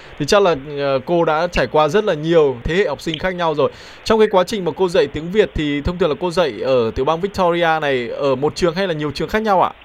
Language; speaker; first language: Vietnamese; native; Vietnamese